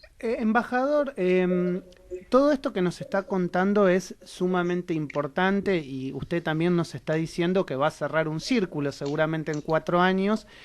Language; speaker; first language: Spanish; native; Spanish